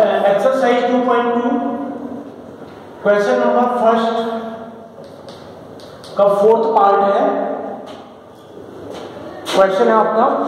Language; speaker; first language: Hindi; native; Hindi